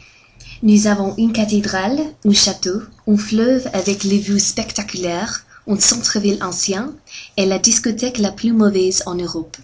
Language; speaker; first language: French; non-native, fluent; English